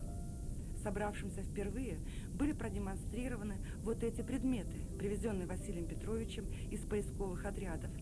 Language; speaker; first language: Russian; native; Russian